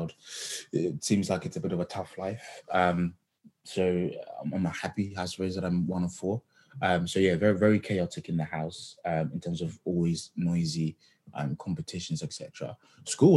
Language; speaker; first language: English; native; English